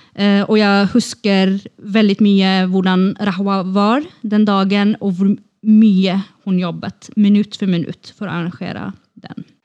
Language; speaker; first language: Norwegian; non-native, fluent; Kurdish